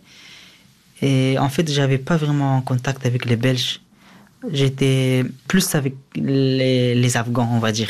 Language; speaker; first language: French; early bilingual, other home language; Persian